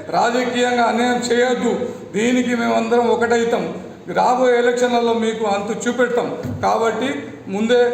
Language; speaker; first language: Telugu; non-native, local second language; Urdu